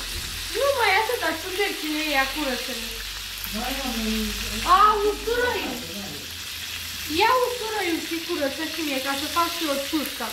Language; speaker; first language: Romanian; native; Romanian